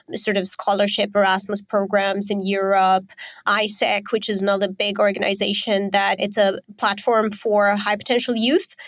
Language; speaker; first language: English; non-native, fluent; Romanian